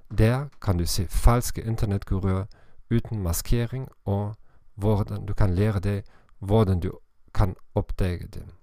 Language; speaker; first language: Norwegian; non-native, learner; German